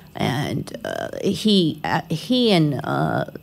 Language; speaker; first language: English; native; English